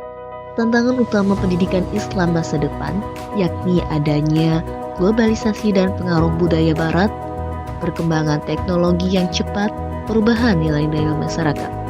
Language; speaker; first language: Indonesian; native; Indonesian